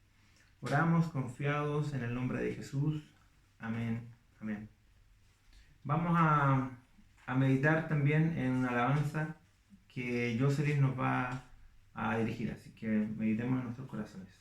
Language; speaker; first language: Spanish; native; Spanish